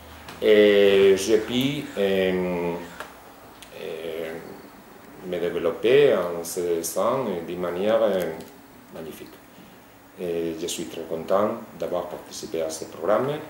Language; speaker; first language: French; non-native, fluent; Spanish